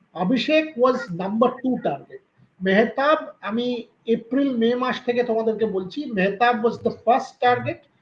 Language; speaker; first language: English; non-native, local second language; Bangla